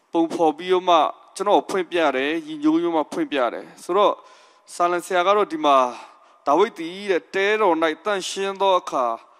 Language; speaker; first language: Burmese; non-native, local second language; S'gaw Karen